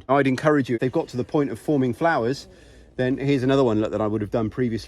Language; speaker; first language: English; native; English